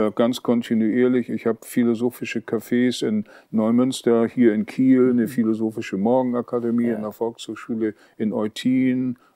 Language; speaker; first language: German; native; German